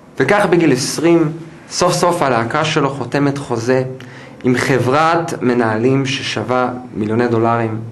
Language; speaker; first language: Hebrew; non-native, fluent; English